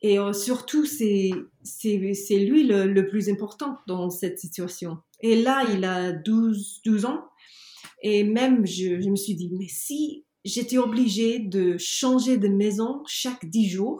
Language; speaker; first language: French; non-native, learner; English